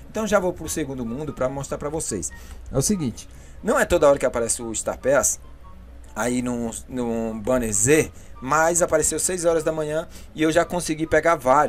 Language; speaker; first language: Portuguese; native; Portuguese